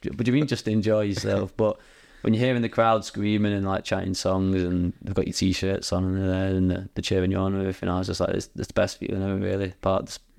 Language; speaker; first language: English; native; English